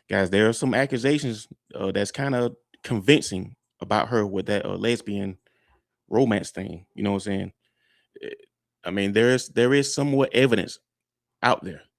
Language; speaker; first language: English; native; English